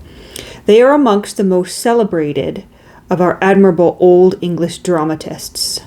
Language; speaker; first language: English; native; English